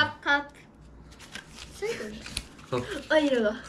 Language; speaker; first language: Japanese; early bilingual, other home language; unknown